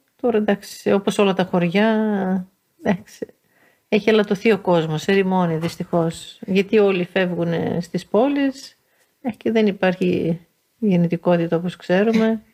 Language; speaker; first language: Greek; native; Greek